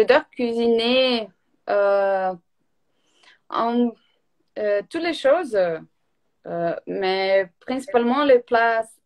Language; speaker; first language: French; non-native, learner; Portuguese